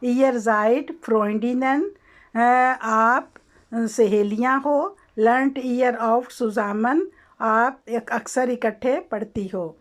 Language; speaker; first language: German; non-native, learner; Urdu